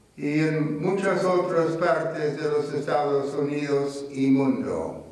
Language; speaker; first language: Spanish; non-native, fluent; English